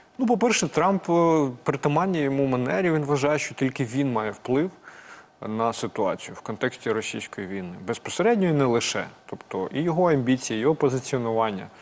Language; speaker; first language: Ukrainian; native; Ukrainian